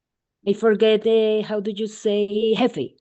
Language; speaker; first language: English; non-native, learner; Spanish